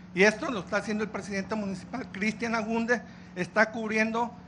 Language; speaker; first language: Spanish; native; Spanish